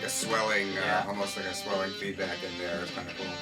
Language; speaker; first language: English; native; English